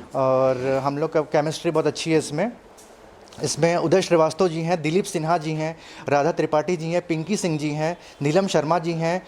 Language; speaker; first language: Hindi; non-native, local second language; Telugu